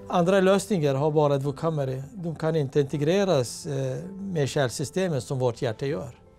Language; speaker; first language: Swedish; non-native, fluent; Kurdish